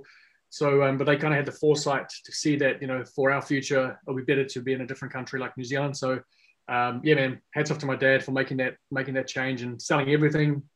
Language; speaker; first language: English; non-native, local second language; Afrikaans